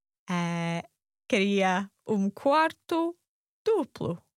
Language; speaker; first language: Portuguese; non-native, learner; English